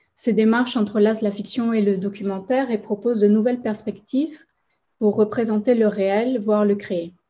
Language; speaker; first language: French; non-native, fluent; Spanish